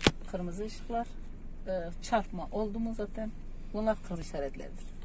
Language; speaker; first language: Turkish; native; Turkish